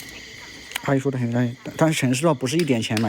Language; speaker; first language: Chinese; native; Chinese